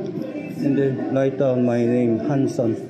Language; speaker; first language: English; non-native, learner; Filipino